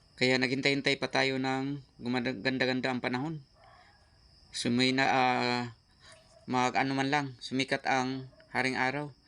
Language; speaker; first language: Filipino; non-native, local second language; Cebuano